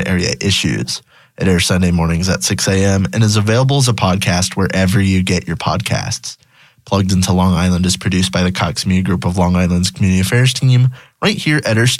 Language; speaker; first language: English; non-native, fluent; Spanish